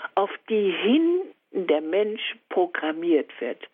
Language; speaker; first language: German; native; German